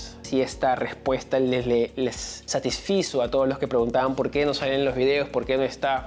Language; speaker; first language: Spanish; native; Spanish